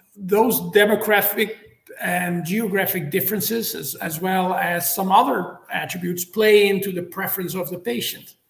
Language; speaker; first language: English; non-native, fluent; Dutch